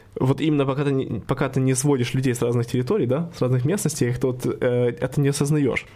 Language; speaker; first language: Russian; native; Russian